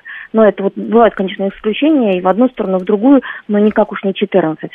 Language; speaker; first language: Russian; native; Russian